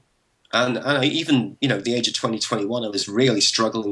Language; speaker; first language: English; native; English